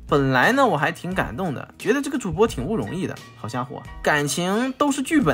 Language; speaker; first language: Chinese; native; Chinese